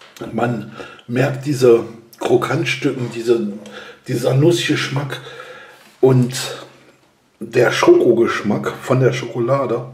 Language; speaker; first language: German; native; German